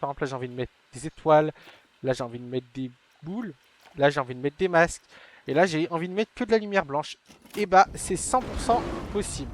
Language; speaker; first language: French; native; French